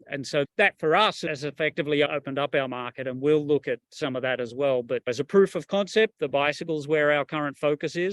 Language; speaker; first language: English; native; English